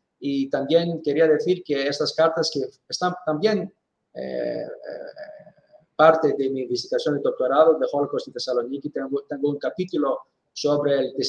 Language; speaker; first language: Spanish; non-native, fluent; Greek